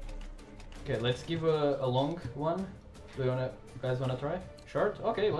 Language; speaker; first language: English; non-native, learner; Portuguese